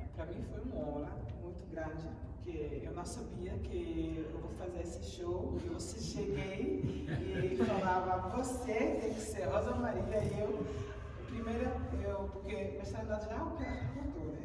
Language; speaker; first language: Portuguese; non-native, learner; Swedish